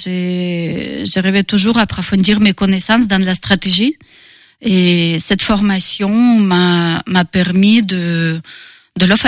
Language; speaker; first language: French; non-native, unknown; Russian